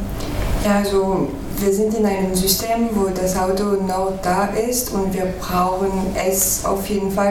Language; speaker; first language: German; non-native, fluent; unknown